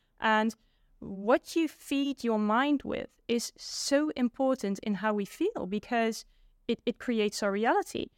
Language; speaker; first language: English; non-native, fluent; Dutch